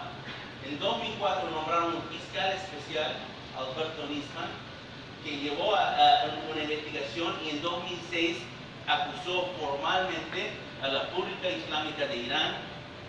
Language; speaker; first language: Spanish; early bilingual, heritage; Spanish